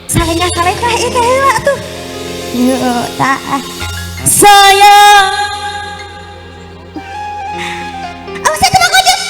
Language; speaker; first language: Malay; non-native, local second language; Sundanese